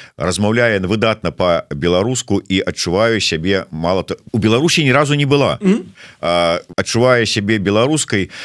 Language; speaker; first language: Belarusian; non-native, local second language; Russian